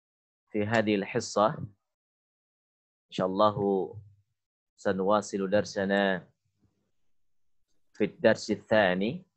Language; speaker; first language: Arabic; non-native, fluent; Indonesian